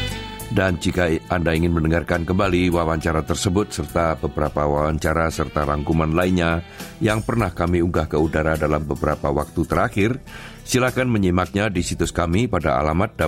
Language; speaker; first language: Indonesian; native; Indonesian